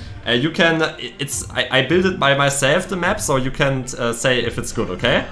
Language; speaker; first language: English; non-native, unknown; German